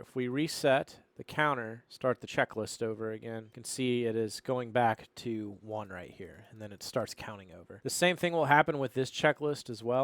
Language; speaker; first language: English; native; English